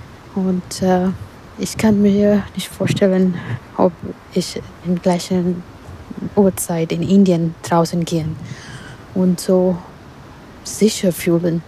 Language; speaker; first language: German; non-native, learner; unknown